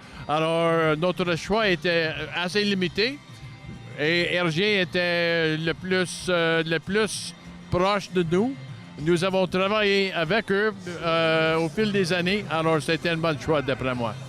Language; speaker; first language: French; non-native, local second language; English